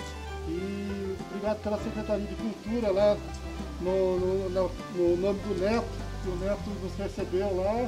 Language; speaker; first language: Portuguese; native; Portuguese